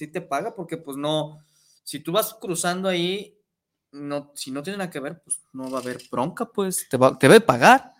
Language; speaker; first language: Spanish; native; Spanish